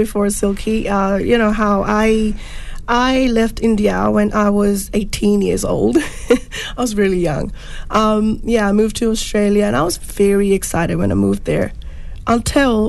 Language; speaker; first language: English; non-native, local second language; Punjabi